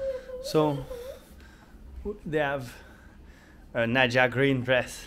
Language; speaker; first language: English; non-native, fluent; French